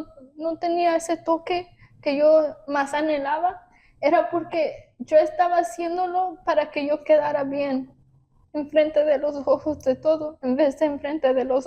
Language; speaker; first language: Spanish; early bilingual, heritage; Spanish